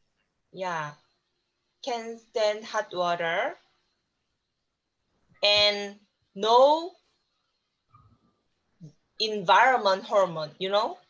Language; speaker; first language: English; non-native, learner; Korean